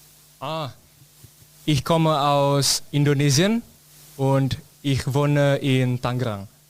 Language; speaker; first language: German; non-native, learner; Indonesian